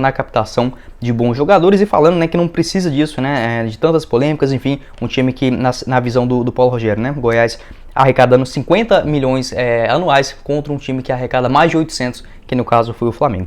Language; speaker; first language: Portuguese; native; Portuguese